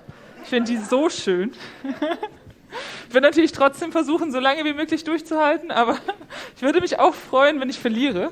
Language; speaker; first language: German; native; German